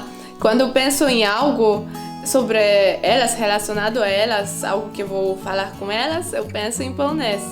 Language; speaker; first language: Portuguese; non-native, fluent; Polish